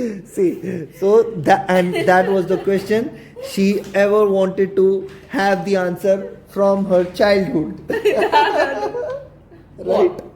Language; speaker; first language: English; non-native, fluent; Hindi